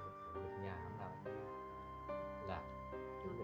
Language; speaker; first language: Vietnamese; native; Vietnamese